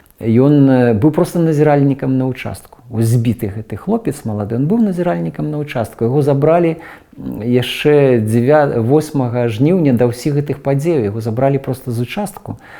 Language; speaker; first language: Belarusian; native; Belarusian